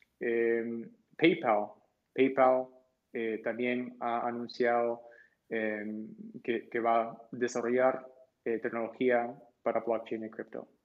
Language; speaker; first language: Spanish; early bilingual, heritage; Spanish